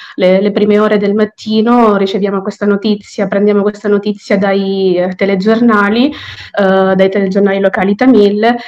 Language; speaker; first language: Italian; native; Italian